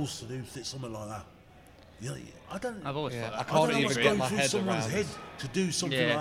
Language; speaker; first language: English; native; English